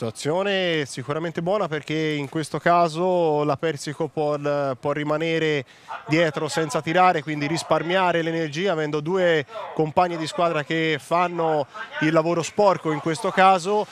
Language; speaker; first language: Italian; native; Italian